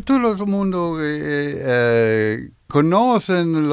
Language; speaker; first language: Spanish; non-native, learner; French